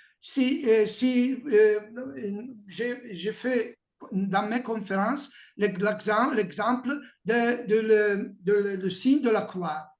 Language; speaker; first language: French; non-native, learner; Italian